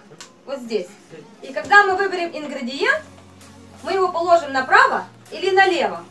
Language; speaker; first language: Russian; native; Russian